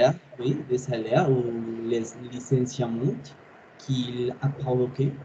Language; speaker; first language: French; non-native, learner; Spanish